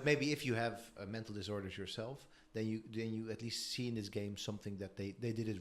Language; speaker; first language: English; non-native, fluent; Dutch